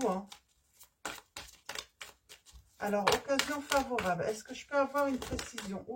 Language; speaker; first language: French; native; French